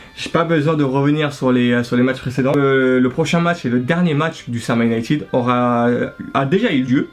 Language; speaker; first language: French; early bilingual, other home language; Arabic